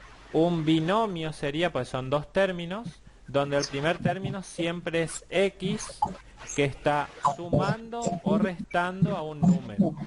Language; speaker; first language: Spanish; native; Spanish